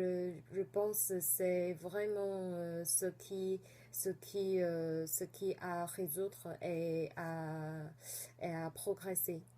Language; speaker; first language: French; non-native, fluent; Chinese